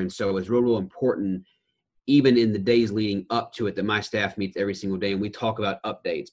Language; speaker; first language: English; native; English